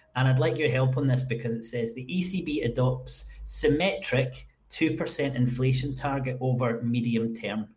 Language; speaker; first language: English; native; English